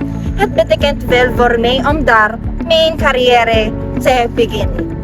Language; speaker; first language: Dutch; non-native, learner; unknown